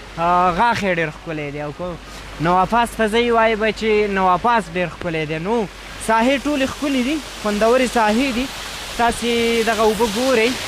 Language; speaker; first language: Pashto; native; Pashto